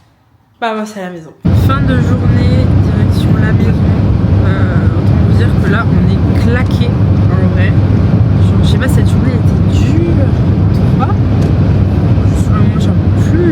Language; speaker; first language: French; native; French